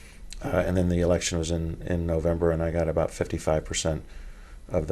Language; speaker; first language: English; native; English